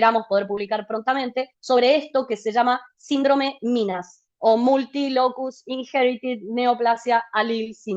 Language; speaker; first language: Spanish; native; Spanish